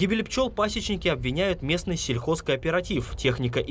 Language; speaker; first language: Russian; native; Russian